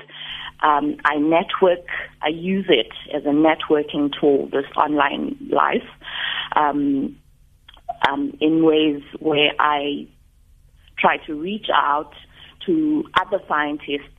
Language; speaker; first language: English; non-native, local second language; Xhosa